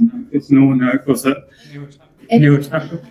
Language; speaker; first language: Spanish; non-native, learner; German